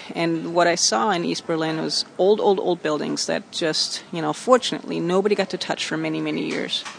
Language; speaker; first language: English; non-native, fluent; German